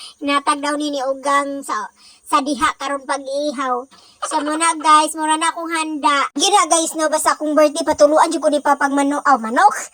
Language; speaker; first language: Cebuano; native; Cebuano